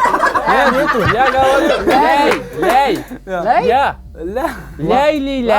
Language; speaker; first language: Russian; non-native, local second language; Kazakh